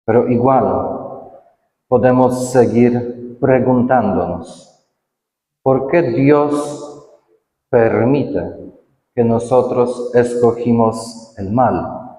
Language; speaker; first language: Spanish; non-native, fluent; Polish